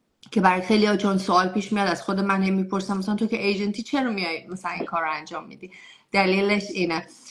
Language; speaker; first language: Persian; early bilingual, heritage; Persian